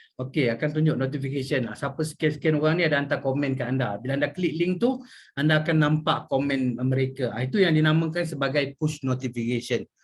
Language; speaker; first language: Malay; native; Malay